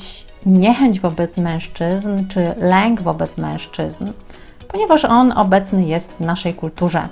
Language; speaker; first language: Polish; native; Polish